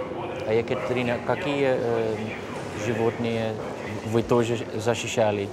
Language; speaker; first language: Russian; non-native, learner; Dutch